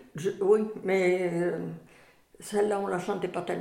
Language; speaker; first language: French; native; French